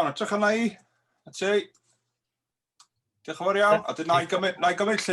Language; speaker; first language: Welsh; native; Welsh